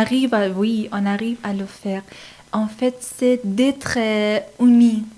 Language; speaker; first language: French; non-native, fluent; Persian